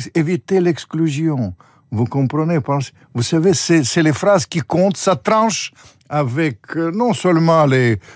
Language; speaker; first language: French; non-native, fluent; Ukrainian